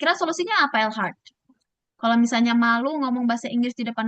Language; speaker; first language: Indonesian; native; Indonesian